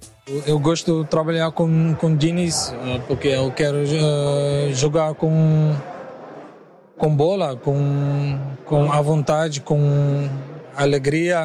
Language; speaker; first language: Portuguese; non-native, learner; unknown